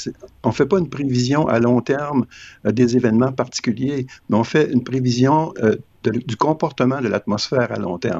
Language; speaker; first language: French; native; French